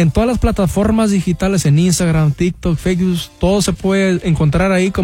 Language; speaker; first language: Spanish; early bilingual, heritage; Spanish